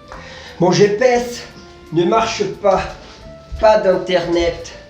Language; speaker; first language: French; non-native, fluent; Portuguese